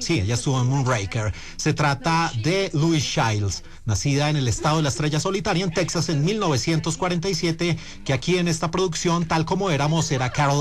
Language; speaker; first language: Spanish; native; Spanish